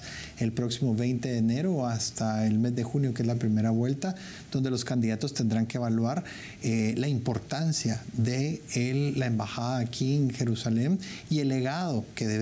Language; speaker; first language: Spanish; native; Spanish